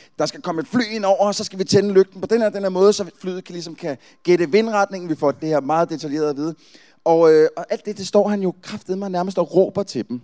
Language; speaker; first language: Danish; native; Danish